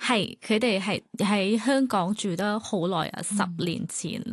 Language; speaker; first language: Cantonese; non-native, learner; Thai